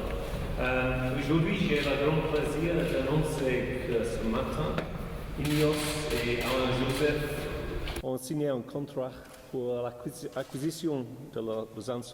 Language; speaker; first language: French; non-native, learner; English